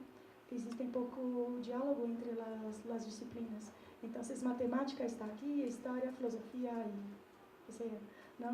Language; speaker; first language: Spanish; non-native, learner; Portuguese